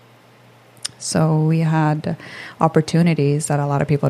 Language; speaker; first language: English; non-native, fluent; Swedish